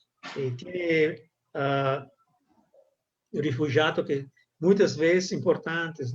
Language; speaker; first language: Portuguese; non-native, fluent; Italian